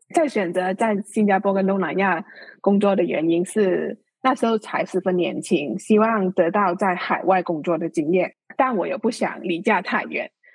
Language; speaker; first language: Chinese; non-native, local second language; Cantonese